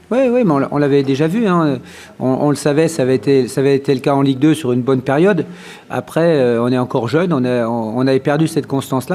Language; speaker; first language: French; native; French